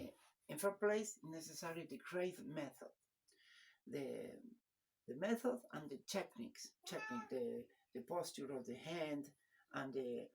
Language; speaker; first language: English; non-native, learner; Spanish